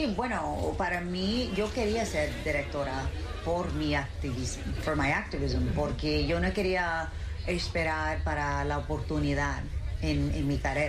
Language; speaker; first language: Spanish; early bilingual, heritage; Spanish